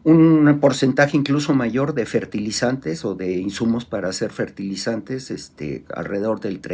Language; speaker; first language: Spanish; native; Spanish